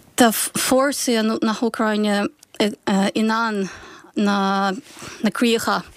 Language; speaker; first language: Irish; non-native, fluent; Ukrainian